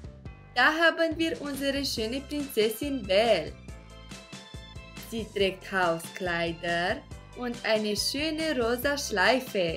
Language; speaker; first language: German; non-native, fluent; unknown